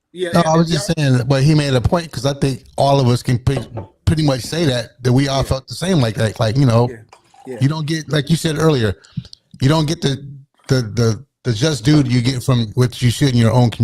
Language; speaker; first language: English; native; English